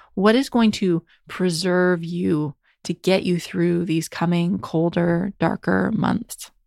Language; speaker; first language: English; native; English